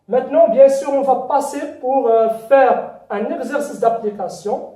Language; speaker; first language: French; non-native, local second language; Arabic